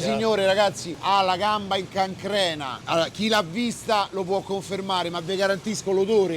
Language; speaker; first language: Italian; native; Italian